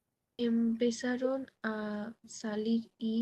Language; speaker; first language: Spanish; non-native, learner; Bangla